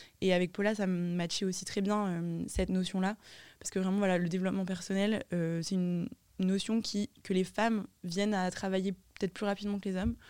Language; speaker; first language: French; native; French